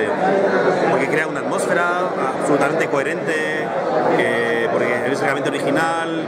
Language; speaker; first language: Spanish; native; Spanish